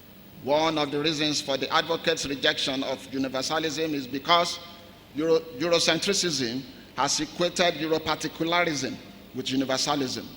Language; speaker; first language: English; non-native, local second language; Yoruba